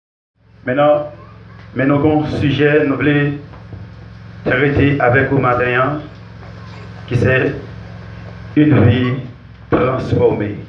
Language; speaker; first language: French; non-native, local second language; Haitian Creole